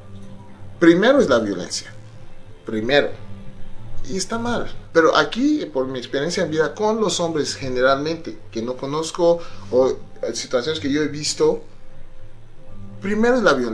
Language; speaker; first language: Spanish; non-native, fluent; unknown